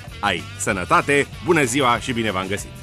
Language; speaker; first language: Romanian; native; Romanian